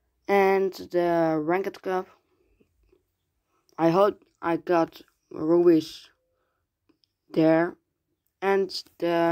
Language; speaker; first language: English; non-native, learner; Dutch